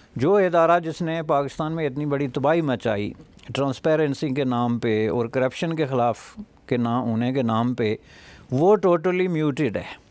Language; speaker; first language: Urdu; non-native, local second language; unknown